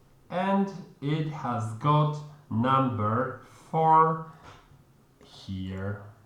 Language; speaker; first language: English; non-native, fluent; Polish